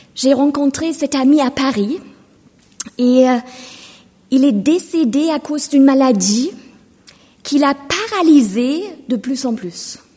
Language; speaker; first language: French; non-native, fluent; German